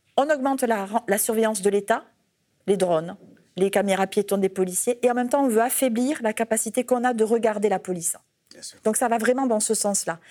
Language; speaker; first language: French; native; French